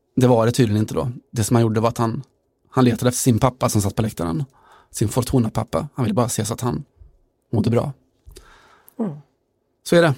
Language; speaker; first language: Swedish; native; Swedish